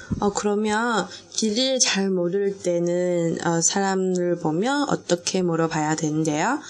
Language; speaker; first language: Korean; non-native, fluent; Chinese